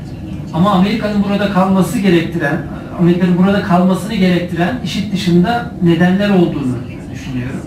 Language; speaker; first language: Turkish; native; Turkish